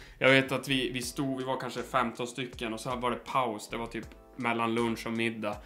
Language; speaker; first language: Swedish; native; Swedish